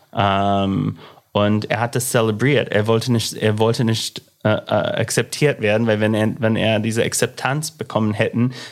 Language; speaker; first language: German; non-native, fluent; English